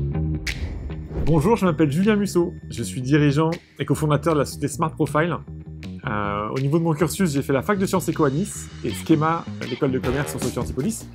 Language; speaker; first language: French; native; French